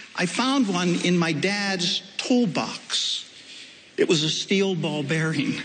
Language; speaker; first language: English; native; English